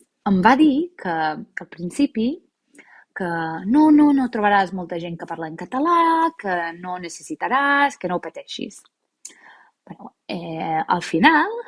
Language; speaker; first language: Catalan; non-native, fluent; English